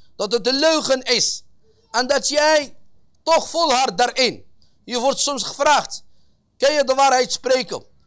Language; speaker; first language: Dutch; early bilingual, other home language; Arabic